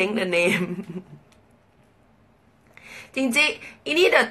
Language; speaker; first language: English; non-native, learner; Thai